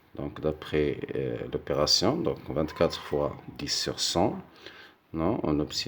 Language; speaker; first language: French; non-native, local second language; Arabic